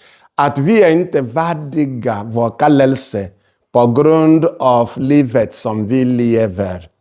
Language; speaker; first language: Swedish; non-native, fluent; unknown